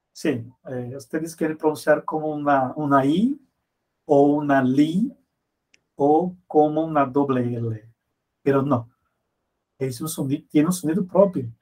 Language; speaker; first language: Spanish; non-native, fluent; Portuguese